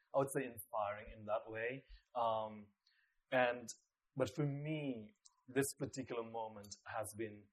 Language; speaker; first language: English; non-native, local second language; Nepali